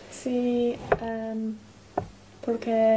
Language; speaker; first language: Spanish; non-native, learner; English